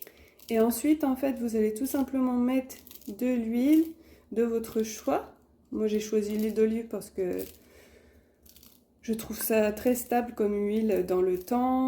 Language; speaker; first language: French; native; French